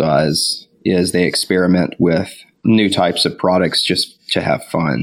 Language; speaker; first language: English; native; English